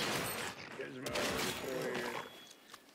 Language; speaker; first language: English; native; English